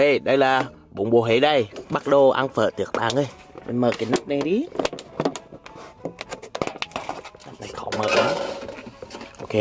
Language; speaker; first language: Vietnamese; early bilingual, heritage; Vietnamese